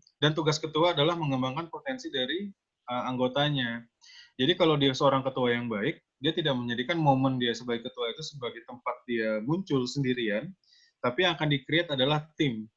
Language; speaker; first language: Indonesian; native; Indonesian